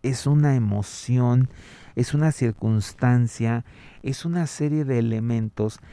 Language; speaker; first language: Spanish; native; Spanish